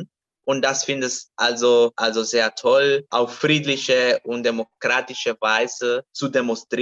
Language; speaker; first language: German; non-native, learner; Spanish